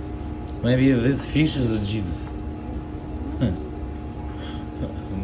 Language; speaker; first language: English; non-native, fluent; Russian